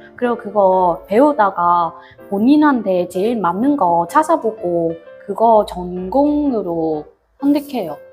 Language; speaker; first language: Korean; non-native, fluent; Vietnamese